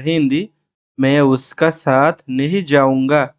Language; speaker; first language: Hindi; non-native, learner; Bangla